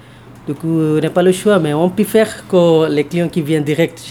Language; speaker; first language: French; non-native, learner; Bangla